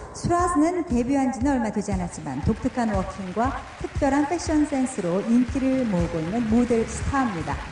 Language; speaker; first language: Korean; native; Korean